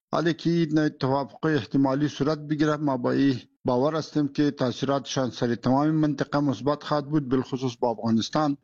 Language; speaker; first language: Persian; non-native, local second language; Pashto